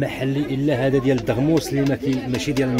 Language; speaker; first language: Arabic; native; Arabic